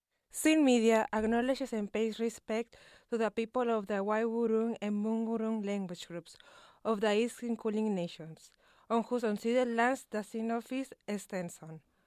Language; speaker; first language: English; non-native, fluent; Spanish